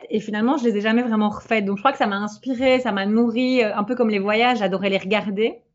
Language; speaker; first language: French; native; French